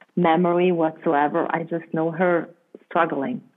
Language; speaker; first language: English; non-native, fluent; German